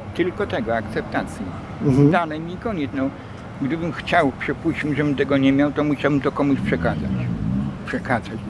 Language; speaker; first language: Polish; native; Polish